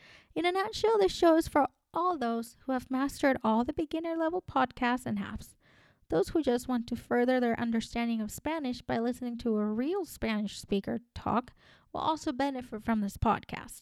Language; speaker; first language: English; non-native, fluent; Spanish